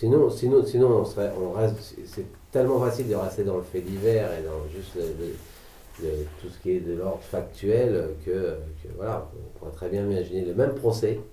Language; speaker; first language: French; native; French